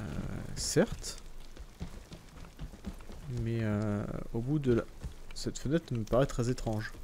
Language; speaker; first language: French; native; French